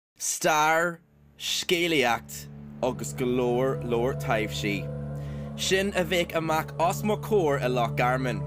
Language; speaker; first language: Irish; non-native, local second language; English